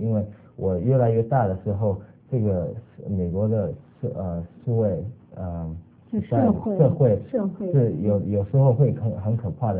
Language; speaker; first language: Chinese; early bilingual, other home language; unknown